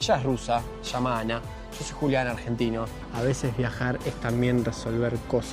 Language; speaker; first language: Spanish; native; Spanish